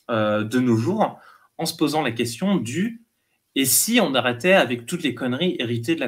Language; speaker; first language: French; native; French